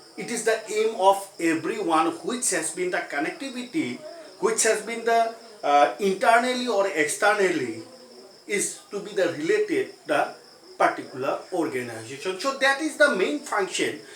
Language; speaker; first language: English; non-native, local second language; Assamese